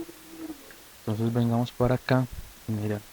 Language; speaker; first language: Spanish; native; Spanish